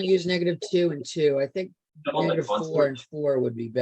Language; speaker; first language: English; native; English